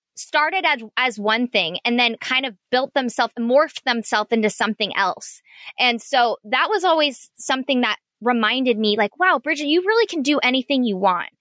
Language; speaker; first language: English; native; English